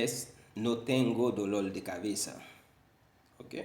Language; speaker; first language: Spanish; non-native, fluent; Haitian Creole